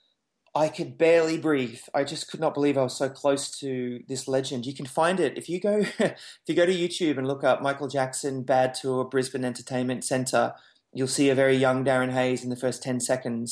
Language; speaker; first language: English; native; English